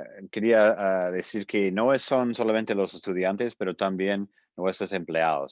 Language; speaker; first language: Spanish; non-native, fluent; English